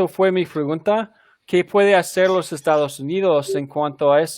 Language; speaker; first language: Spanish; non-native, fluent; English